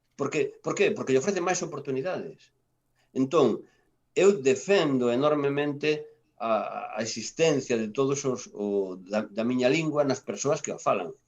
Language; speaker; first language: Galician; non-native, local second language; Spanish